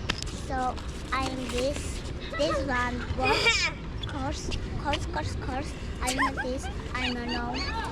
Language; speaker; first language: English; non-native, learner; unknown